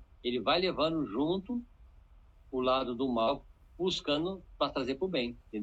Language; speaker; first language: Portuguese; native; Portuguese